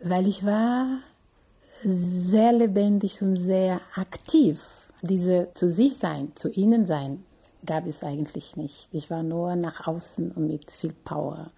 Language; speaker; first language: German; non-native, fluent; Portuguese